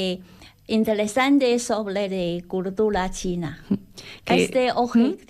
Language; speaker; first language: Spanish; non-native, learner; Chinese